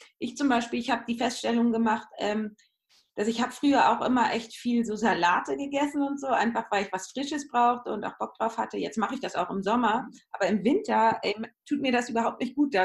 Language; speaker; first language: German; native; German